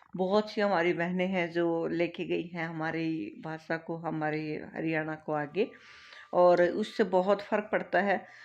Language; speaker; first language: Hindi; native; Hindi